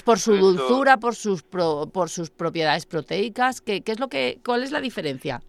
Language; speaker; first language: Spanish; native; Spanish